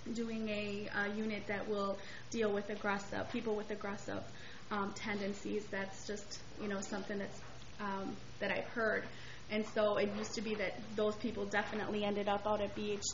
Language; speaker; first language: English; native; English